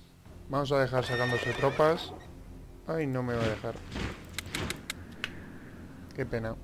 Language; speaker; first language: Spanish; native; Spanish